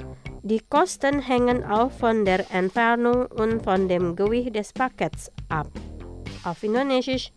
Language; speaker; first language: German; non-native, learner; Indonesian